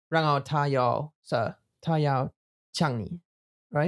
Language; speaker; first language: Chinese; non-native, learner; English